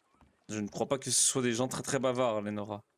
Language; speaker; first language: French; native; French